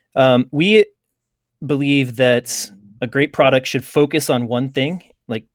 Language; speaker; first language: English; native; English